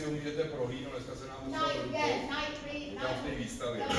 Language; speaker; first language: Czech; native; Czech